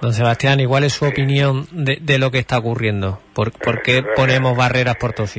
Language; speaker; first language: Spanish; native; Spanish